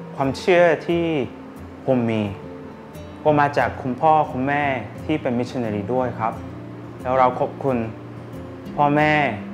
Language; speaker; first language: Thai; non-native, fluent; Korean